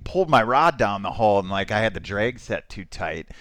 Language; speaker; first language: English; native; English